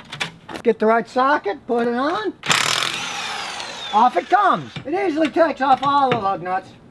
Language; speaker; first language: English; native; English